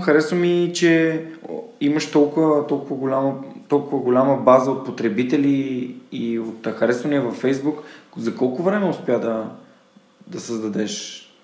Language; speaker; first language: Bulgarian; native; Bulgarian